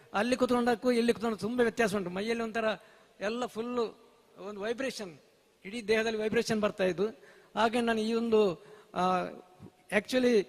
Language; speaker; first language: Kannada; native; Kannada